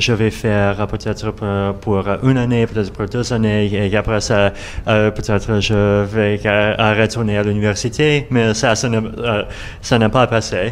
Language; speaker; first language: French; non-native, learner; Russian